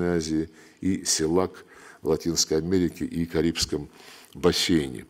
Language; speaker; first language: Russian; native; Russian